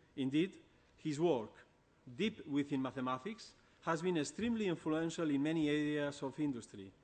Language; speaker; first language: English; non-native, fluent; Basque